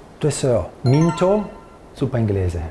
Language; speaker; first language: Korean; non-native, learner; Italian